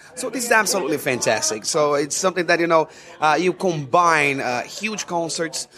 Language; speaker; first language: English; non-native, fluent; Portuguese